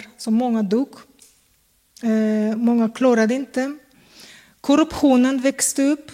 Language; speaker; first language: Swedish; non-native, fluent; Kazakh